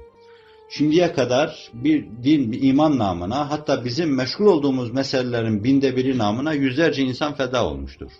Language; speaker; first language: Turkish; native; Turkish